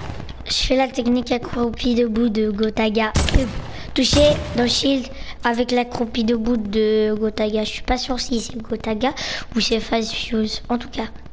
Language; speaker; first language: French; native; French